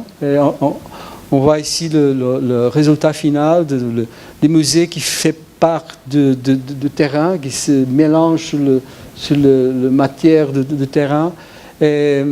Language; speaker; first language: French; non-native, fluent; Portuguese